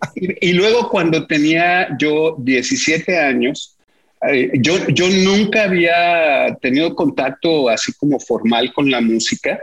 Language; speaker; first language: Spanish; native; Spanish